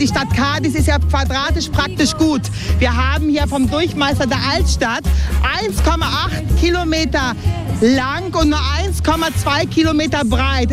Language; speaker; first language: German; native; German